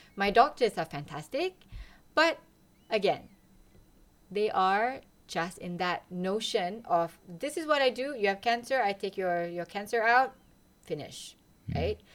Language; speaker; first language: English; non-native, local second language; Malay